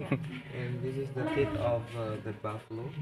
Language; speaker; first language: English; non-native, learner; Indonesian